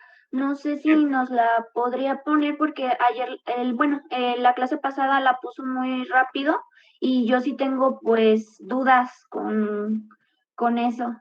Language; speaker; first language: Spanish; native; Spanish